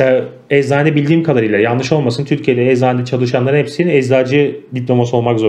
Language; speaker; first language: Turkish; native; Turkish